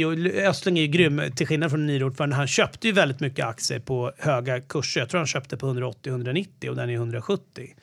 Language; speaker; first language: Swedish; native; Swedish